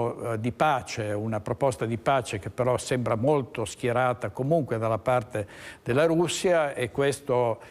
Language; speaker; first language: Italian; native; Italian